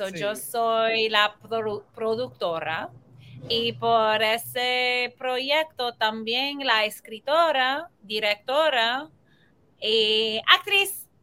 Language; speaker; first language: Spanish; early bilingual, heritage; Spanish